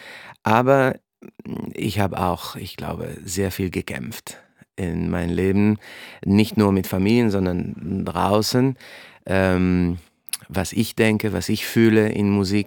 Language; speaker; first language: German; non-native, fluent; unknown